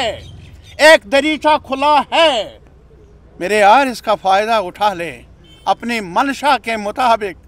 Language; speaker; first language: Urdu; native; Urdu